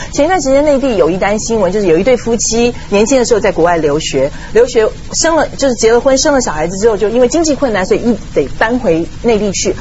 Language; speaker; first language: Chinese; non-native, local second language; Cantonese